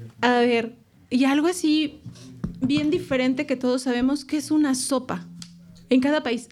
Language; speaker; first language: Spanish; native; Spanish